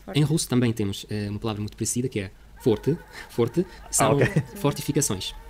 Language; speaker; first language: Portuguese; non-native, fluent; Russian